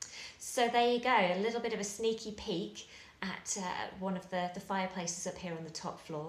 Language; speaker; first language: English; native; English